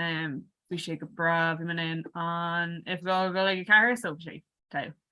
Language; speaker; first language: Irish; non-native, local second language; English